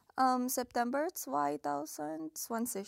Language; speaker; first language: German; non-native, learner; Filipino